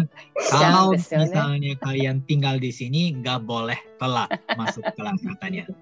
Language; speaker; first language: Indonesian; non-native, fluent; Japanese